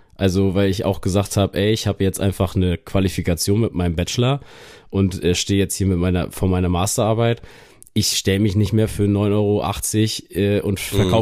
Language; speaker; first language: German; native; German